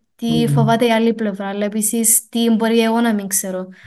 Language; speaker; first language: Greek; native; Greek